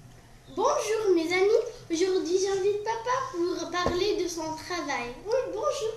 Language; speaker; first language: French; non-native, learner; Arabic